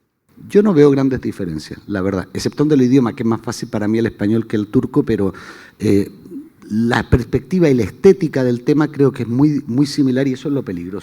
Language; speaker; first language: Spanish; native; Spanish